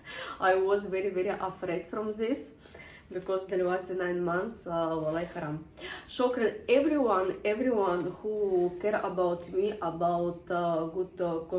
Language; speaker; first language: English; non-native, learner; Arabic